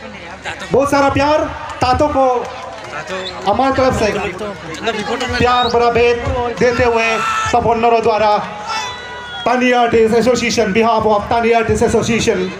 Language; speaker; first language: Hindi; non-native, local second language; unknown